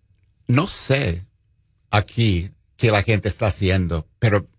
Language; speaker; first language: Spanish; non-native, fluent; English